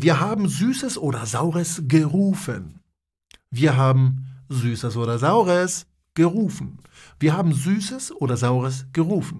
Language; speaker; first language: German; non-native, fluent; Polish